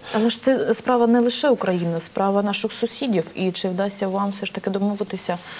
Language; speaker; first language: Ukrainian; native; Ukrainian